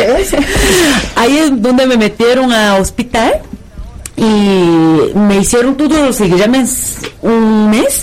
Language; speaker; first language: Spanish; non-native, fluent; Korean